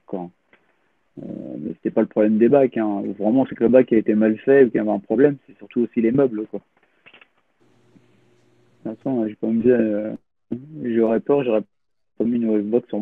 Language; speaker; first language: French; native; French